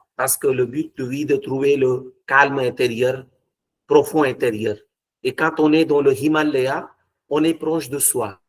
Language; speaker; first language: French; non-native, fluent; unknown